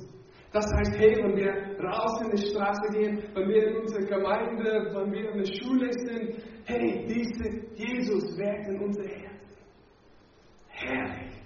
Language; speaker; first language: German; non-native, fluent; English